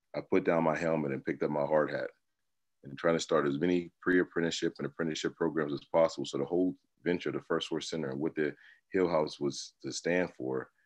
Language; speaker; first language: English; native; English